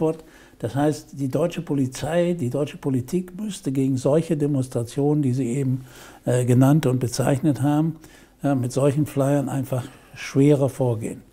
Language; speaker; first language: German; native; German